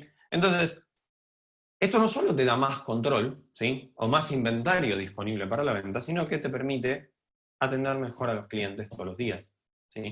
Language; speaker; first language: Spanish; native; Spanish